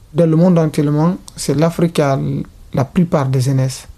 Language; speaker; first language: French; non-native, local second language; Fula